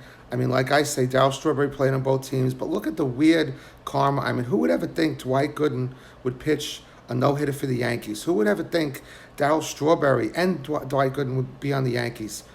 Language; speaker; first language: English; native; English